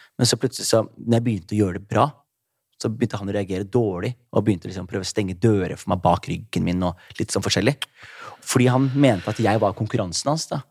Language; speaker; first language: Norwegian; early bilingual, other home language; Somali